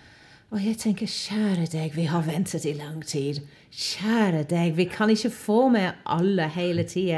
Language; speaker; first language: Norwegian; non-native, fluent; English